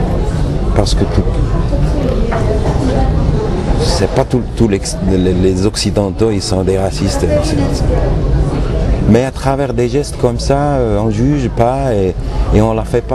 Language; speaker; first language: French; non-native, local second language; Arabic